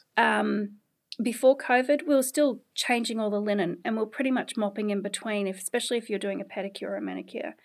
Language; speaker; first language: English; native; English